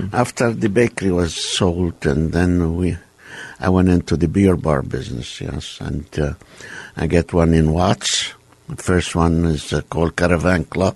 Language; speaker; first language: English; non-native, fluent; Arabic